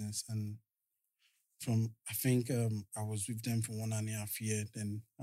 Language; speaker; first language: English; non-native, local second language; Yoruba